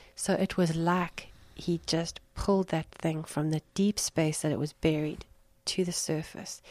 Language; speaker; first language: English; native; English